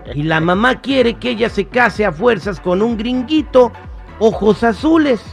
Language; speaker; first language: Spanish; early bilingual, heritage; Spanish